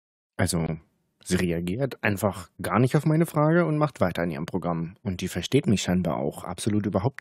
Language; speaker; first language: German; native; German